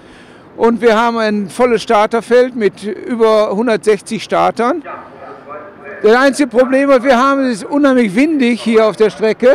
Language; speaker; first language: German; native; German